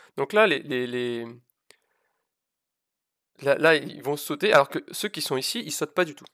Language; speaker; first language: French; native; French